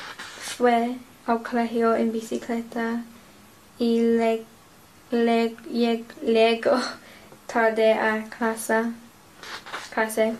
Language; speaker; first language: Spanish; non-native, learner; English